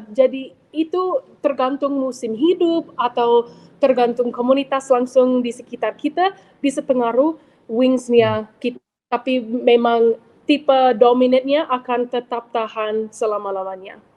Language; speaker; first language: Indonesian; non-native, fluent; English